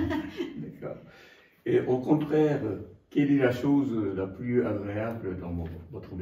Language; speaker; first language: French; non-native, fluent; Japanese